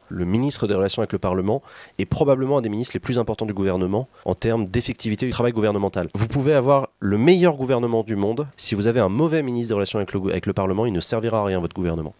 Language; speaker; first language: French; native; French